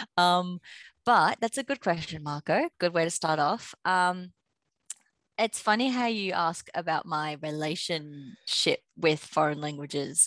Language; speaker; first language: English; native; English